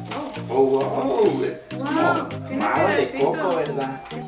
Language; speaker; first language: Spanish; native; Spanish